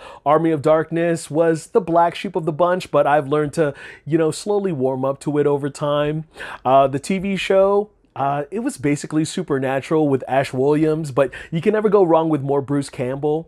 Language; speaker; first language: English; native; English